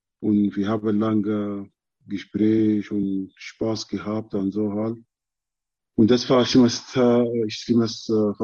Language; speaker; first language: German; non-native, learner; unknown